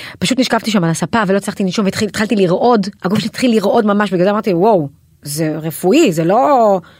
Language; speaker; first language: Hebrew; native; Hebrew